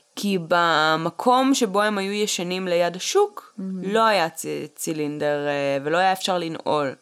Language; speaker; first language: Hebrew; early bilingual, other home language; Russian